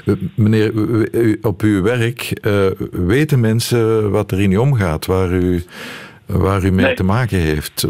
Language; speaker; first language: Dutch; native; Dutch